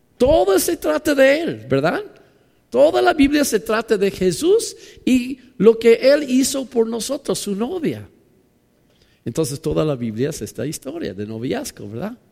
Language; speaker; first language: Spanish; non-native, fluent; English